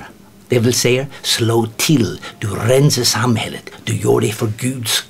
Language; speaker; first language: Swedish; non-native, fluent; English